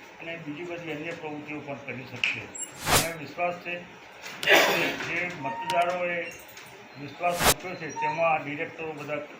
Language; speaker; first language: Gujarati; native; Gujarati